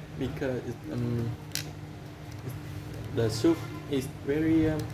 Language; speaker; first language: English; non-native, learner; Vietnamese